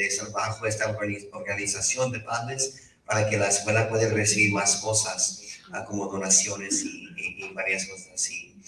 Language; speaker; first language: Spanish; early bilingual, heritage; Spanish